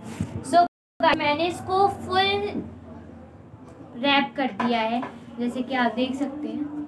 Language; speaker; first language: Hindi; native; Hindi